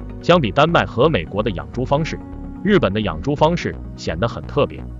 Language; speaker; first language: Chinese; native; Chinese